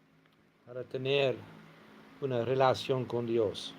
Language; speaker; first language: Spanish; non-native, fluent; English